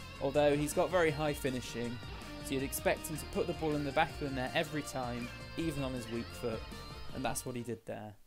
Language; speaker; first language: English; native; English